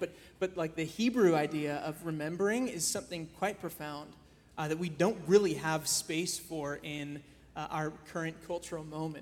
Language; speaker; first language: English; native; English